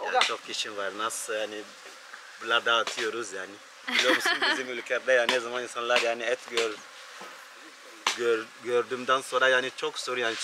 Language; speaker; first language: Turkish; non-native, learner; Hausa